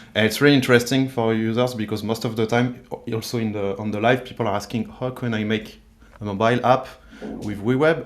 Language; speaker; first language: English; non-native, fluent; French